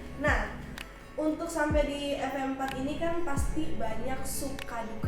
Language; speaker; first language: Indonesian; native; Indonesian